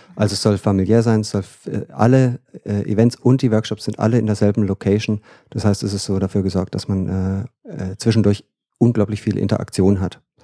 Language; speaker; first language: German; native; German